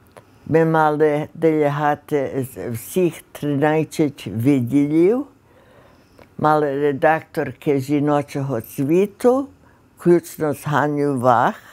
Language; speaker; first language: Ukrainian; early bilingual, heritage; Ukrainian